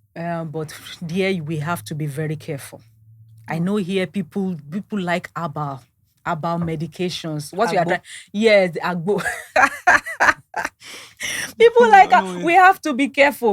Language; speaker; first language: English; non-native, local second language; Yoruba